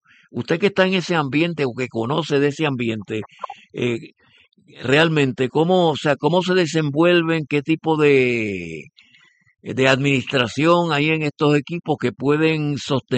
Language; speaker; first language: Spanish; native; Spanish